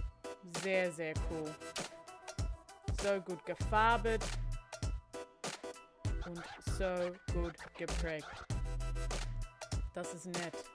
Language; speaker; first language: German; non-native, fluent; English